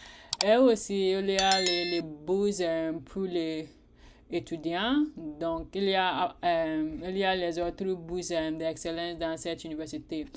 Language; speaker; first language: French; non-native, learner; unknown